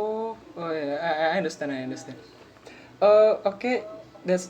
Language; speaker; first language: English; non-native, learner; Indonesian